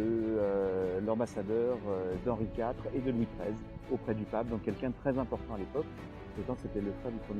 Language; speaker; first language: French; native; French